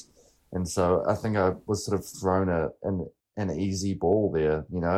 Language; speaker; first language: English; native; English